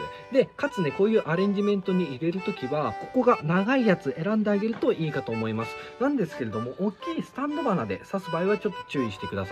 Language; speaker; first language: Japanese; native; Japanese